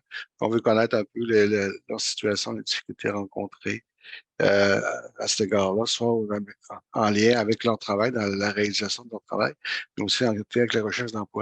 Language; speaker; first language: French; native; French